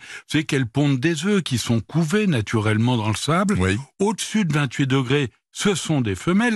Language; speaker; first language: French; native; French